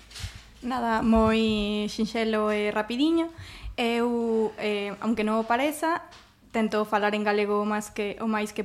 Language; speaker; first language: Galician; non-native, learner; Spanish